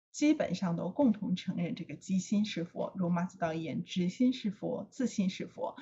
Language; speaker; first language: Chinese; native; Chinese